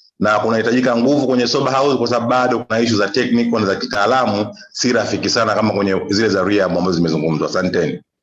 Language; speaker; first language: Swahili; native; Swahili